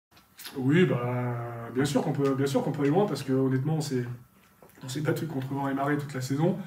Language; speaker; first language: French; native; French